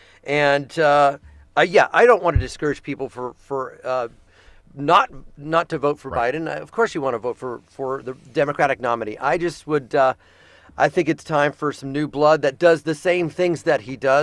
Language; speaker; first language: English; native; English